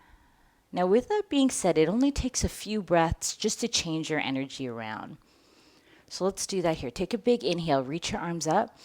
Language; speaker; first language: English; native; English